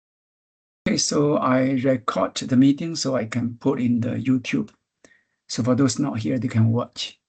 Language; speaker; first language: English; non-native, learner; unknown